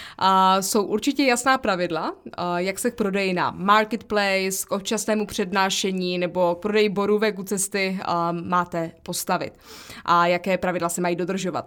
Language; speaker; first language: Czech; native; Czech